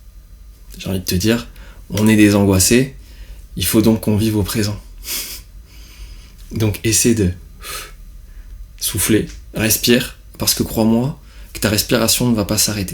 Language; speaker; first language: French; native; French